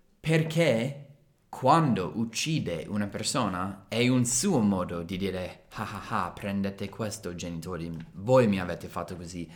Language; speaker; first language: Italian; non-native, fluent; English